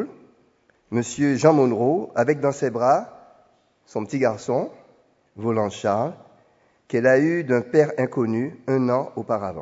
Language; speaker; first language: French; native; French